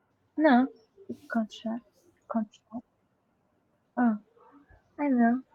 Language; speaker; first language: English; non-native, learner; Vietnamese